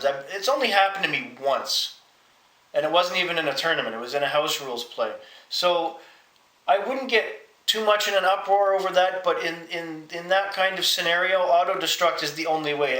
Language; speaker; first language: English; native; English